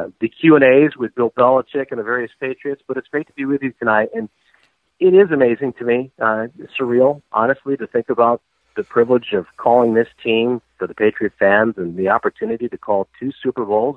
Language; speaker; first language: English; native; English